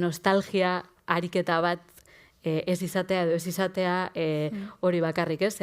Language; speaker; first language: Basque; native; Basque